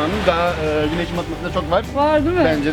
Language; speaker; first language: Turkish; native; Turkish